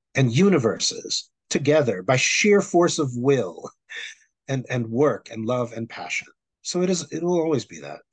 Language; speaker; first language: English; non-native, local second language; Filipino